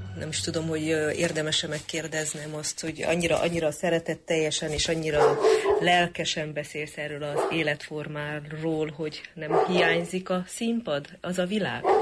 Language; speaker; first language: Hungarian; native; Hungarian